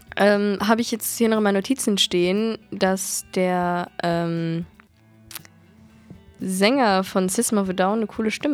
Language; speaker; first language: German; native; German